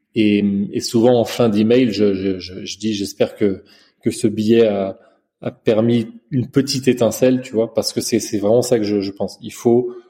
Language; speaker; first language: French; early bilingual, other home language; Chinese